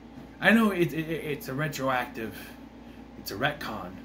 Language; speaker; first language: English; native; English